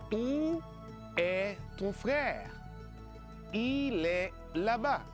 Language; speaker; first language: French; non-native, fluent; Spanish